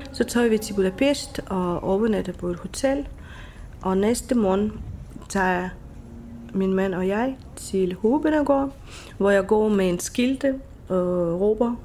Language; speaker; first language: Danish; non-native, fluent; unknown